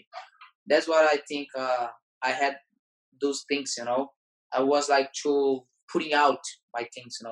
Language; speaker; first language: English; non-native, learner; Portuguese